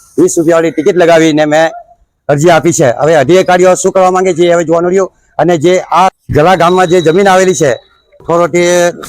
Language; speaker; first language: Gujarati; native; Gujarati